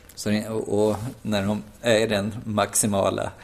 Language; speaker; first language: Swedish; native; Swedish